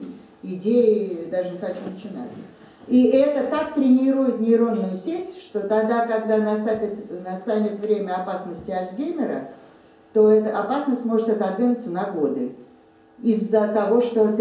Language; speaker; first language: Russian; native; Russian